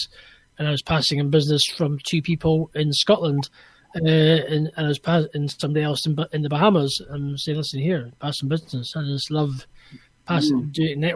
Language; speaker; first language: English; native; English